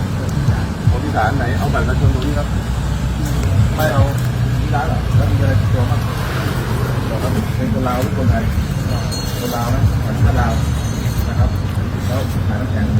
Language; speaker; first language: Thai; native; Thai